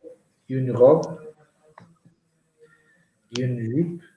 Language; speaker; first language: French; non-native, learner; Portuguese